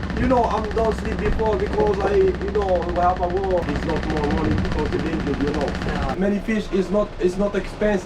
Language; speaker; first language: English; non-native, learner; Arabic